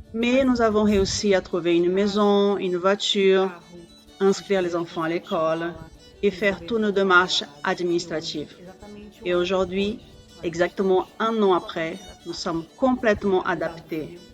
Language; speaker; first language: French; non-native, fluent; Portuguese